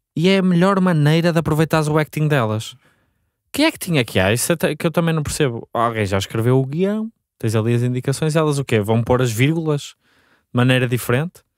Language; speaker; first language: Portuguese; native; Portuguese